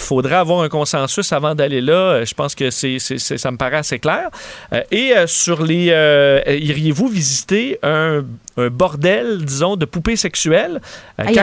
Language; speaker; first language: French; native; French